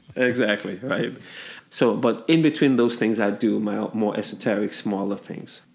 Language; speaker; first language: English; non-native, local second language; Yoruba